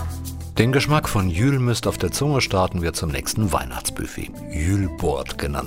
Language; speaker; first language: German; native; German